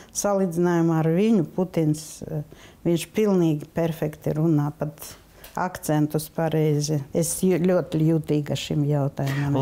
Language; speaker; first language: Latvian; non-native, local second language; Russian